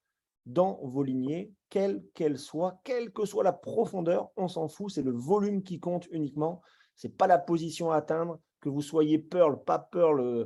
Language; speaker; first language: French; native; French